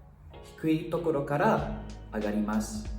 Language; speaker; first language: Japanese; non-native, fluent; Thai